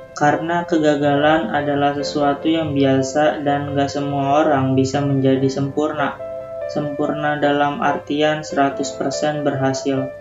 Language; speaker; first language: Indonesian; native; Indonesian